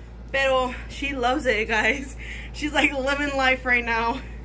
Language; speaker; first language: English; early bilingual, other home language; Spanish